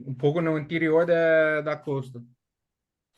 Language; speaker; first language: Portuguese; non-native, fluent; English